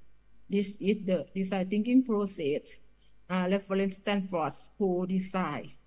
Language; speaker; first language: English; non-native, learner; Thai